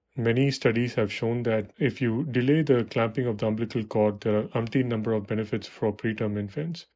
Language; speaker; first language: English; non-native, local second language; Tamil